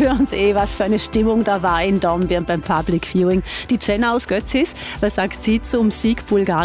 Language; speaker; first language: German; native; German